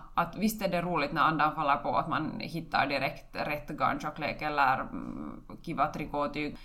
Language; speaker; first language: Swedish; native; Swedish